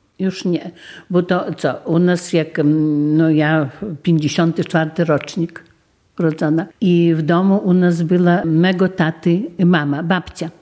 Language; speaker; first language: Polish; non-native, local second language; Belarusian